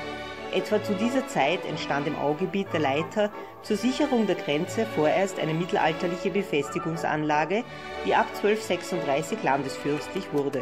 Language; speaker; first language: German; native; German